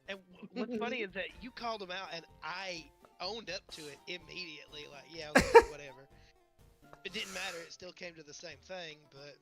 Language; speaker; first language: English; native; English